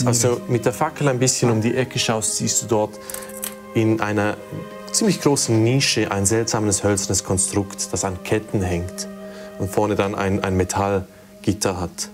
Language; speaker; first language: German; native; German